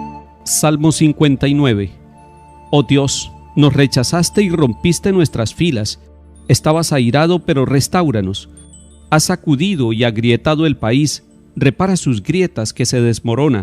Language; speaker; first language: Spanish; native; Spanish